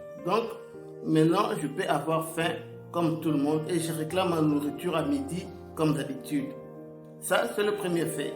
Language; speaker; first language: French; non-native, local second language; Lingala